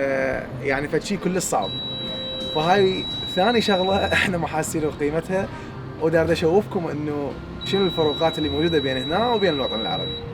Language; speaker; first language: Arabic; native; Arabic